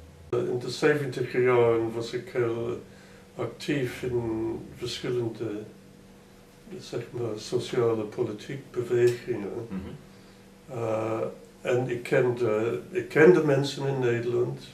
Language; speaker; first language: Dutch; non-native, fluent; English